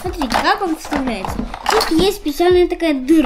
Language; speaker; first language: Russian; native; Russian